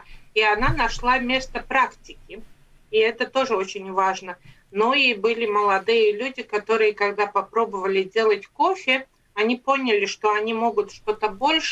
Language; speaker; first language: Russian; non-native, local second language; Latvian